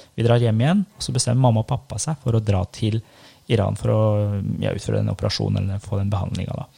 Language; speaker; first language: Norwegian; early bilingual, other home language; Persian